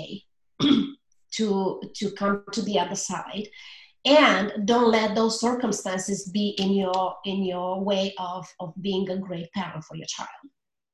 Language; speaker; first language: English; non-native, fluent; Romanian